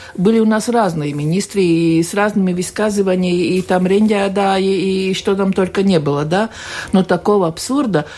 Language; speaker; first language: Russian; non-native, local second language; Latvian